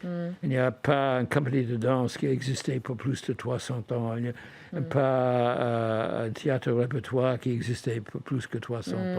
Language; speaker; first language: French; non-native, fluent; English